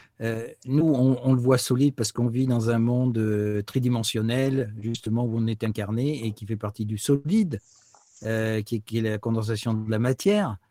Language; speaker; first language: French; native; French